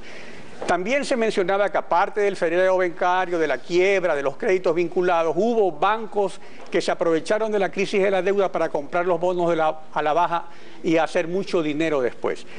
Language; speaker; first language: Spanish; native; Spanish